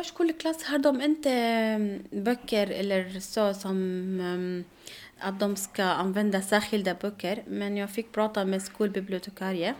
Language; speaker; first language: Swedish; non-native, learner; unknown